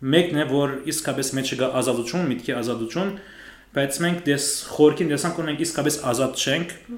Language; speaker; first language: Armenian; early bilingual, heritage; Armenian